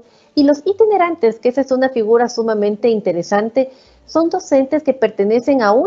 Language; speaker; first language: Spanish; native; Spanish